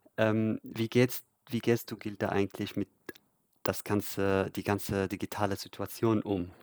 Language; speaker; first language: German; non-native, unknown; Arabic